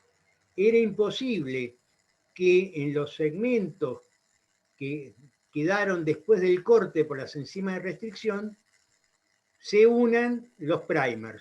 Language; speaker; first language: Spanish; native; Spanish